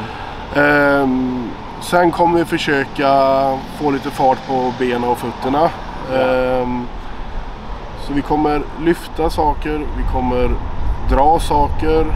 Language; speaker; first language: Swedish; native; Swedish